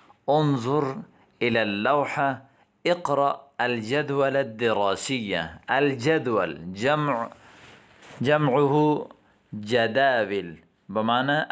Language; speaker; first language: Arabic; non-native, fluent; Urdu